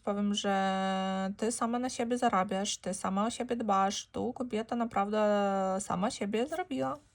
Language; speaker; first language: Polish; non-native, fluent; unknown